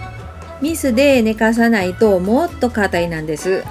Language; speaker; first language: Japanese; non-native, fluent; Filipino